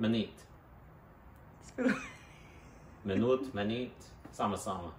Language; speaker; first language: Indonesian; non-native, learner; English